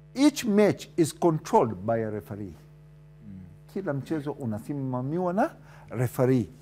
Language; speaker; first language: English; non-native, local second language; Swahili